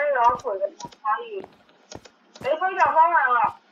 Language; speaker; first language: Chinese; native; Chinese